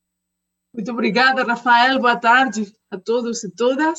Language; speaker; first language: Portuguese; non-native, fluent; Spanish